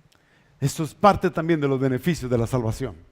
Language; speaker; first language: Spanish; native; Spanish